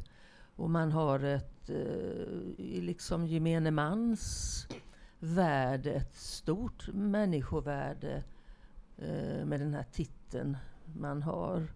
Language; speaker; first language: Swedish; native; Swedish